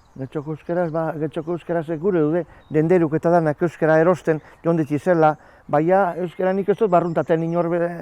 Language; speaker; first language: Basque; native; Basque